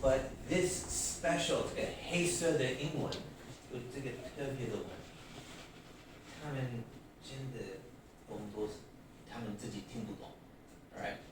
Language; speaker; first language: Chinese; non-native, learner; English